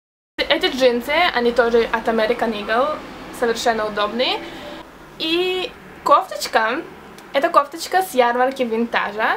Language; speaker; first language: Russian; early bilingual, heritage; Russian